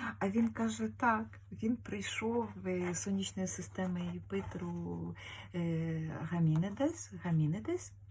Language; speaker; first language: Ukrainian; native; Ukrainian